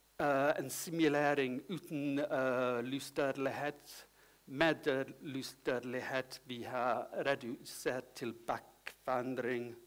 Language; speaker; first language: Norwegian; non-native, learner; English